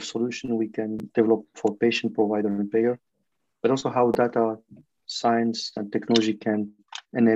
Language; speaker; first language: English; non-native, fluent; French